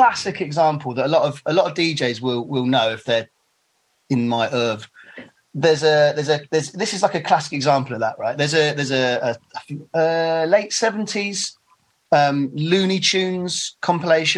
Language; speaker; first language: English; native; English